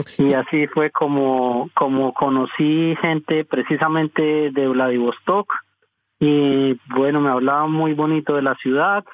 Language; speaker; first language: Spanish; native; Spanish